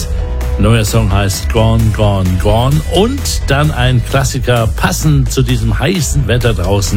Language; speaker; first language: German; native; German